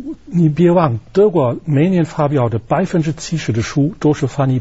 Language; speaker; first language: Chinese; non-native, fluent; German